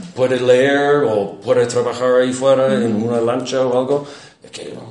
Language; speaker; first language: Spanish; non-native, fluent; English